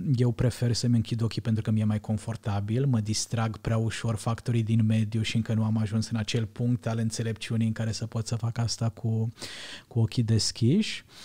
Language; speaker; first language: Romanian; non-native, local second language; Hungarian